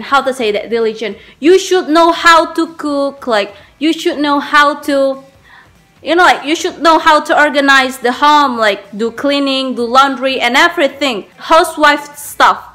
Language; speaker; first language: English; non-native, learner; Indonesian